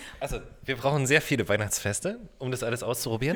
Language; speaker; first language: German; native; German